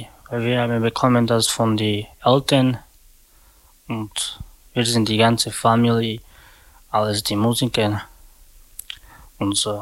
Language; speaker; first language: German; non-native, learner; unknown